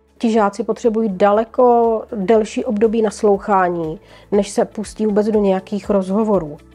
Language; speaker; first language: Czech; native; Czech